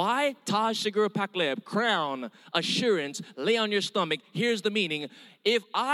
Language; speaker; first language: English; early bilingual, other home language; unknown